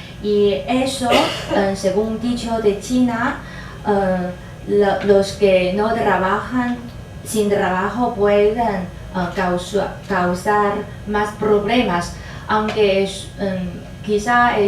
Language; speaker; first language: Spanish; non-native, fluent; Chinese